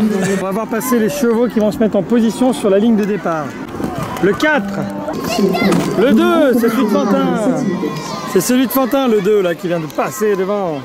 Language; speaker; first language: French; native; French